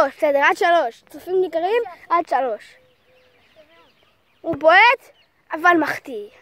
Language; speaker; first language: Hebrew; native; Hebrew